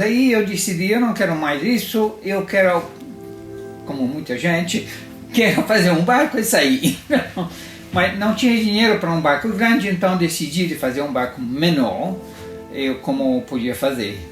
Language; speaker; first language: Portuguese; non-native, fluent; Italian